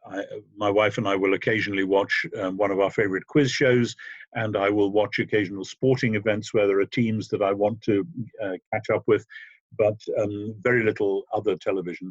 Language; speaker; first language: English; native; English